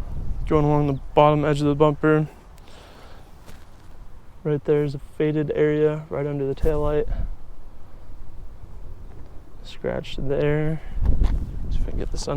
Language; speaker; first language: English; native; English